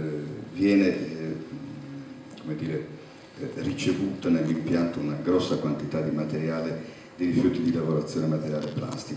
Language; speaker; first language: Italian; native; Italian